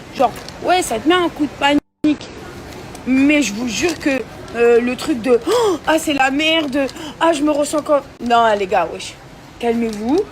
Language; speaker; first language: French; native; French